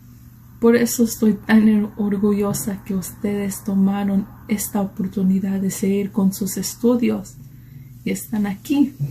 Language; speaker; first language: Spanish; early bilingual, heritage; Spanish